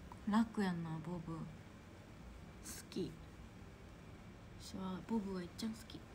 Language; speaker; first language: Japanese; non-native, fluent; Korean